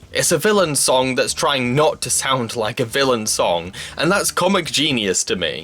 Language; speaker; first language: English; native; English